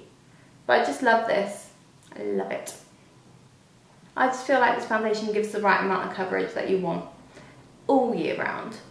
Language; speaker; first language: English; native; English